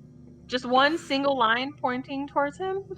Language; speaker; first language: English; native; English